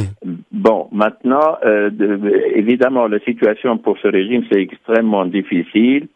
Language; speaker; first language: French; non-native, fluent; Arabic